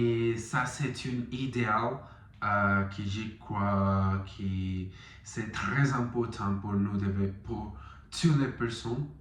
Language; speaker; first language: French; non-native, learner; Spanish